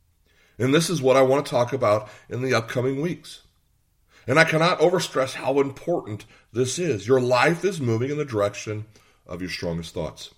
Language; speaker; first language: English; native; English